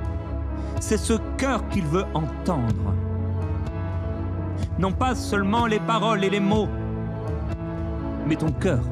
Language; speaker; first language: French; native; French